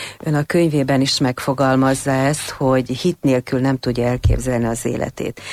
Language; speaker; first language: Hungarian; native; Hungarian